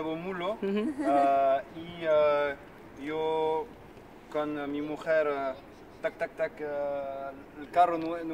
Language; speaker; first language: Spanish; non-native, learner; French